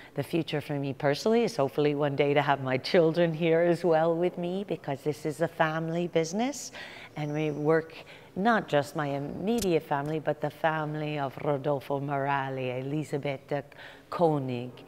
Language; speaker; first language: English; native; English